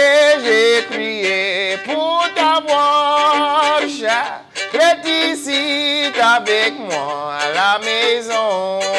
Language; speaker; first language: French; non-native, fluent; English